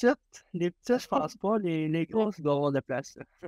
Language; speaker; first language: French; native; French